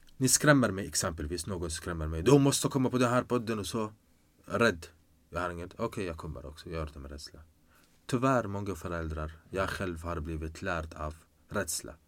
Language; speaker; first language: Swedish; non-native, fluent; Arabic